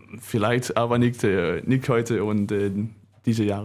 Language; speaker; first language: German; non-native, learner; Danish